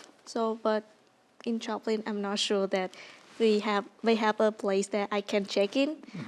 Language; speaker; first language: English; non-native, learner; Vietnamese